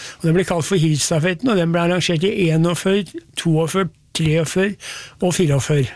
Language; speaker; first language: Norwegian; native; Norwegian